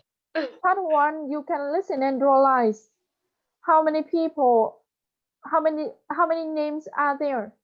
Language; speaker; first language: English; non-native, fluent; Vietnamese